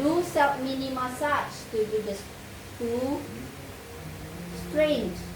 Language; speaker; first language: English; non-native, learner; Indonesian